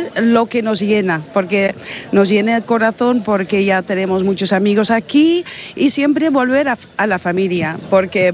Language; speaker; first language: Spanish; non-native, fluent; Dutch